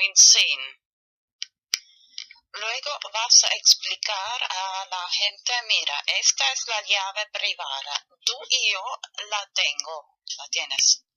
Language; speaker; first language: Spanish; non-native, fluent; German